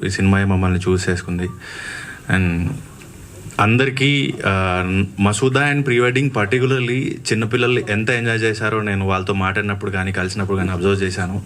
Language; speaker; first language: Telugu; native; Telugu